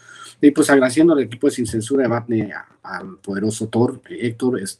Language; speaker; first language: Spanish; native; Spanish